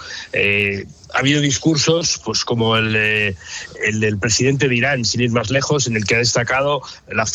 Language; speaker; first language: Spanish; native; Spanish